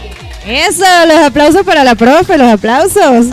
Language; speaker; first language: Spanish; native; Spanish